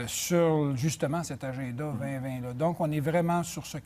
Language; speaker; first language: French; native; French